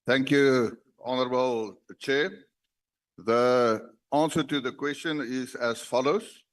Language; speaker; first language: English; non-native, local second language; Afrikaans